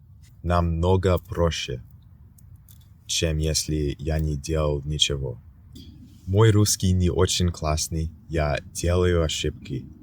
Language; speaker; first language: Russian; non-native, learner; English